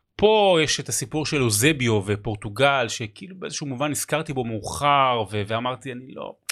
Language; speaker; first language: Hebrew; native; Hebrew